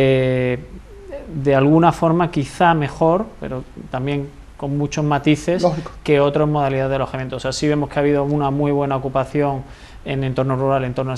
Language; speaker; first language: Spanish; native; Spanish